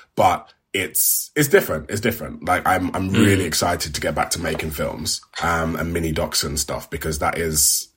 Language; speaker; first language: English; native; English